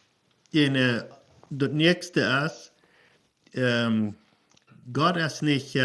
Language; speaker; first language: German; non-native, learner; Plautdietsch